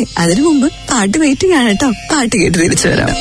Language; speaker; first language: Malayalam; native; Malayalam